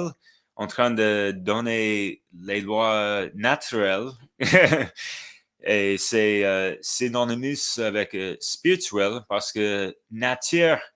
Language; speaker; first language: French; non-native, fluent; English